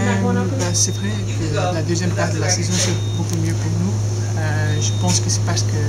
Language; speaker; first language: French; non-native, local second language; Dutch